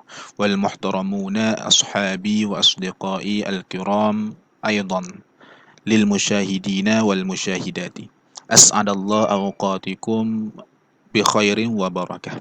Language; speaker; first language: Arabic; non-native, learner; Malay